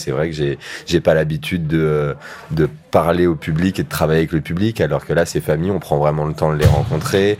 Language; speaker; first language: French; native; French